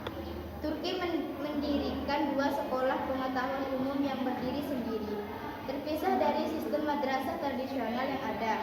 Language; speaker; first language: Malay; non-native, local second language; Madurese